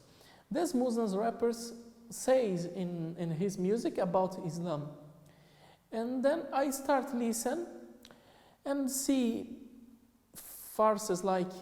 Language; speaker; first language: English; non-native, fluent; Portuguese